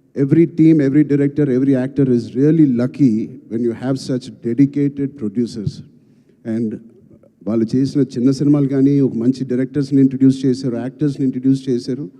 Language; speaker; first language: Telugu; native; Telugu